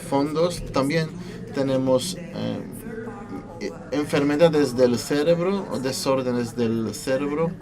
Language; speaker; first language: Spanish; non-native, fluent; Italian